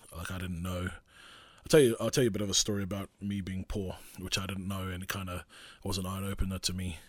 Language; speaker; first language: English; non-native, local second language; Māori